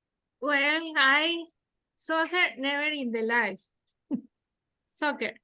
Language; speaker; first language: English; non-native, learner; Spanish